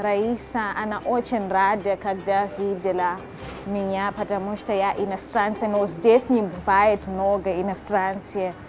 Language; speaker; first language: Russian; non-native, learner; Shona